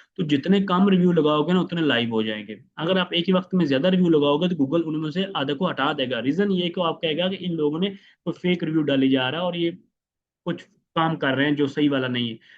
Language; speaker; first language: Urdu; non-native, local second language; Punjabi